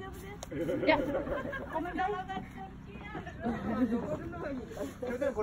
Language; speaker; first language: Japanese; native; Japanese